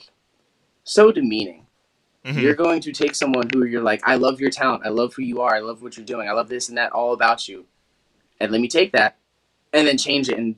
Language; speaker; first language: English; native; English